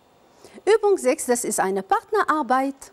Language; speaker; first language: German; non-native, fluent; Arabic